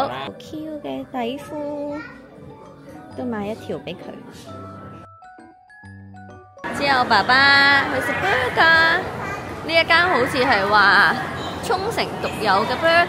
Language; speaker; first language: Cantonese; native; Cantonese